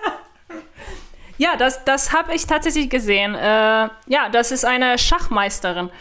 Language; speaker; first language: German; non-native, fluent; Polish